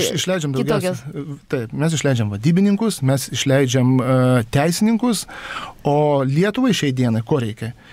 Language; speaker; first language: Lithuanian; native; Lithuanian